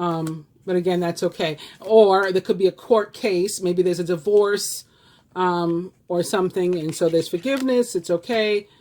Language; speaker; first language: English; native; English